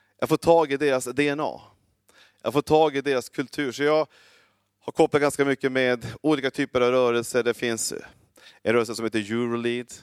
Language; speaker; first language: Swedish; native; Swedish